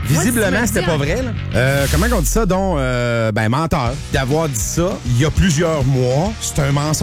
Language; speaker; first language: French; native; French